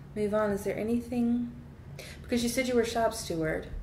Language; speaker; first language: English; native; English